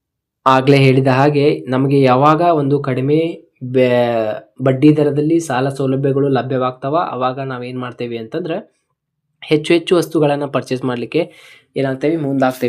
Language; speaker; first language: Kannada; native; Kannada